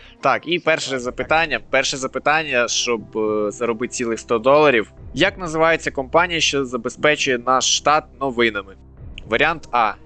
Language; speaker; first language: Ukrainian; native; Ukrainian